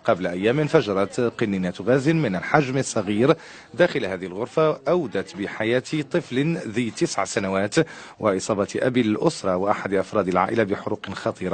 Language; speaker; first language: Arabic; native; Arabic